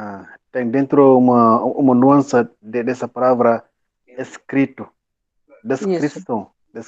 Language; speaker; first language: Portuguese; non-native, learner; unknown